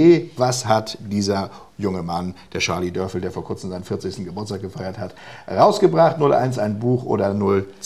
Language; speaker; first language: German; native; German